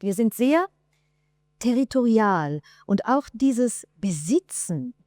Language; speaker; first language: German; non-native, fluent; Slovenian